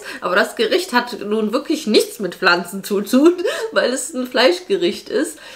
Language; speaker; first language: German; native; German